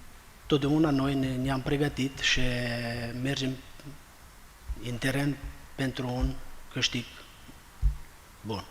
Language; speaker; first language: Romanian; non-native, fluent; Albanian